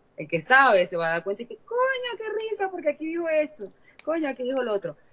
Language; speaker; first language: Spanish; native; Spanish